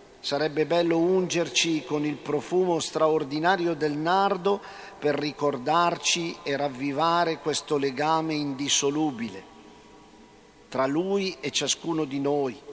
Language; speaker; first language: Italian; native; Italian